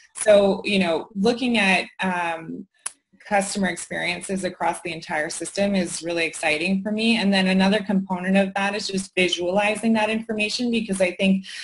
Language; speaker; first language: English; native; English